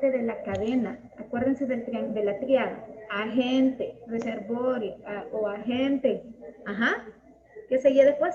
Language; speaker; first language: Spanish; native; Spanish